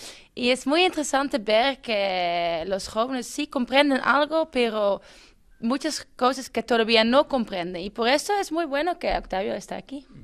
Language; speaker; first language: Spanish; non-native, learner; Dutch